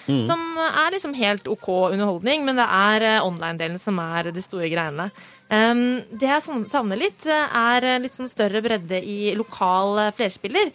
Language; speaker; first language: Norwegian; native; Norwegian